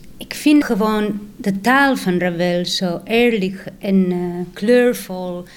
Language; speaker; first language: Dutch; non-native, fluent; Serbian